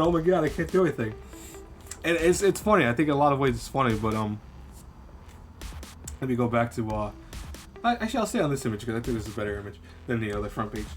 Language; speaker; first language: English; native; English